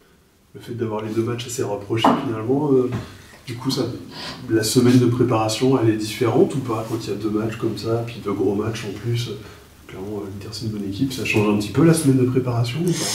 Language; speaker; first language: French; native; French